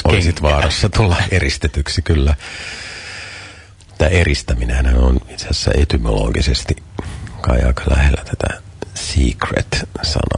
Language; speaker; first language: Finnish; native; Finnish